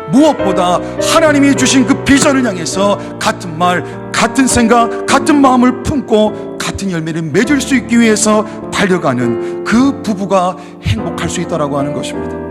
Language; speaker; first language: Korean; native; Korean